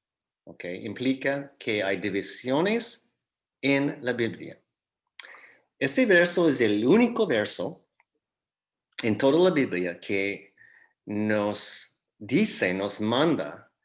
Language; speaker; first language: Spanish; non-native, fluent; English